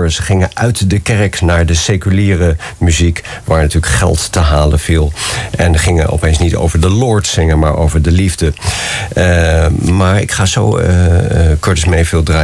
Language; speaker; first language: Dutch; native; Dutch